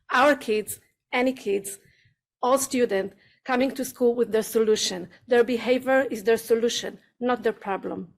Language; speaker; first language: English; non-native, learner; Hebrew